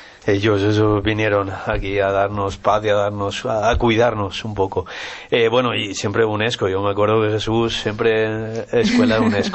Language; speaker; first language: Spanish; native; Spanish